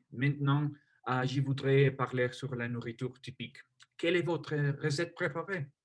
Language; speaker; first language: French; non-native, learner; Spanish